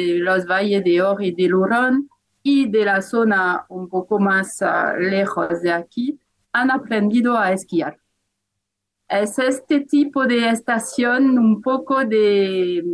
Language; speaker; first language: Spanish; non-native, fluent; French